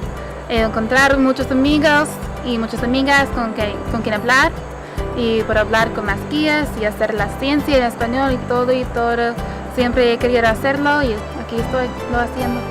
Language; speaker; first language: Spanish; non-native, learner; English